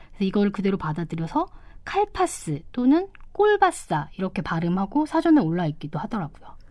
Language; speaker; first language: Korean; native; Korean